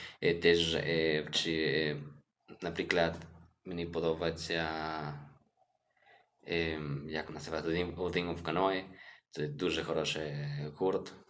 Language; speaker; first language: Ukrainian; non-native, learner; Spanish